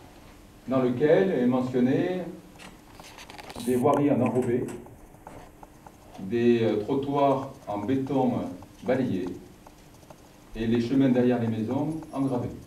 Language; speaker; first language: French; native; French